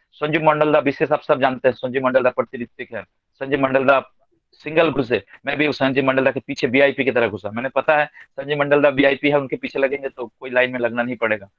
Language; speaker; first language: Hindi; non-native, local second language; Bangla